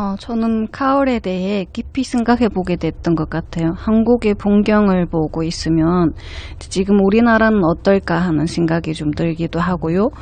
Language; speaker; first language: Korean; non-native, fluent; Mongolian